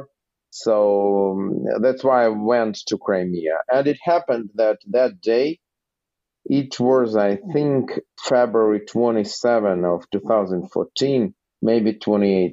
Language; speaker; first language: English; non-native, fluent; Russian